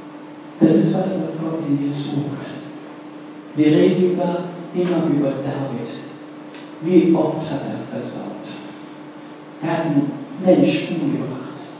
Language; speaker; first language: German; non-native, fluent; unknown